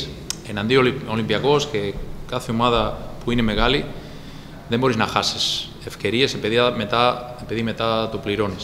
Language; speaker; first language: Greek; non-native, fluent; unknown